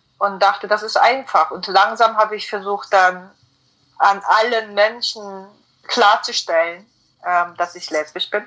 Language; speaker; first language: German; non-native, fluent; Korean